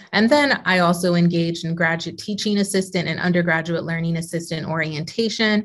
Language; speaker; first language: English; native; English